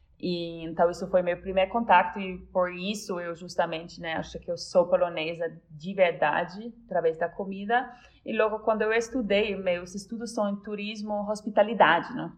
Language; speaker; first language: Portuguese; non-native, fluent; Polish